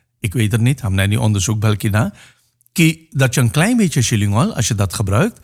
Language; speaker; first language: Dutch; non-native, local second language; Caribbean Hindustani